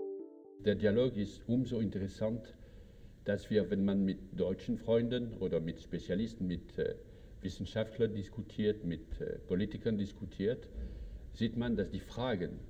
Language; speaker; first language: German; non-native, fluent; French